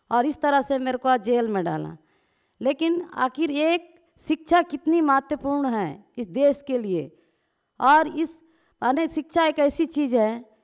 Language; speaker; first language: Hindi; non-native, local second language; Gondi